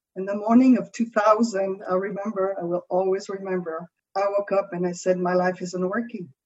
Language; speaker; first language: English; non-native, fluent; French